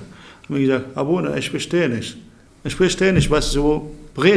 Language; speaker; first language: German; non-native, learner; Arabic